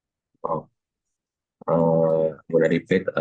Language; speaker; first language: English; non-native, learner; Indonesian